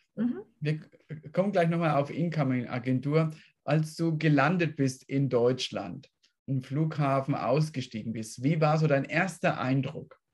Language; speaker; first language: German; native; German